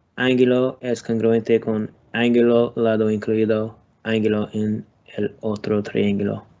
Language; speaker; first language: Spanish; non-native, learner; English